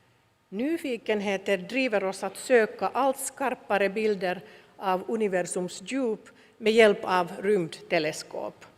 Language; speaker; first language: Swedish; non-native, local second language; Finnish